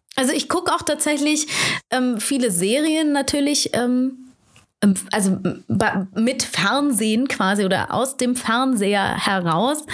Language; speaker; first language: German; native; German